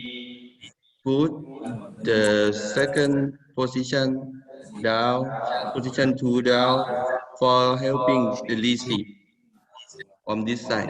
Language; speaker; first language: English; non-native, learner; Thai